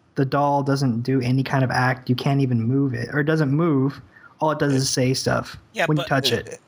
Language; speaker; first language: English; native; English